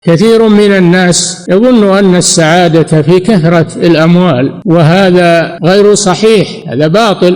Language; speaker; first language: Arabic; native; Arabic